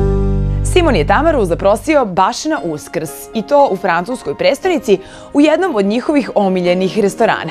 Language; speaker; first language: Croatian; native; Croatian